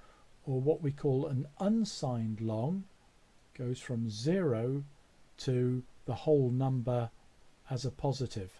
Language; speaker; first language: English; native; English